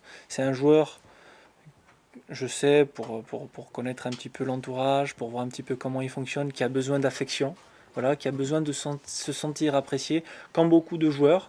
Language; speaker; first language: French; native; French